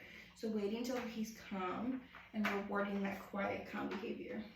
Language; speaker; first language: English; native; English